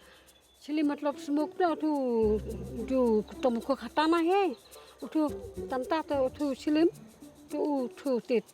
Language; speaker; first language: Hindi; non-native, local second language; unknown